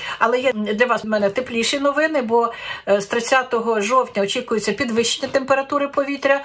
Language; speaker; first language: Ukrainian; native; Ukrainian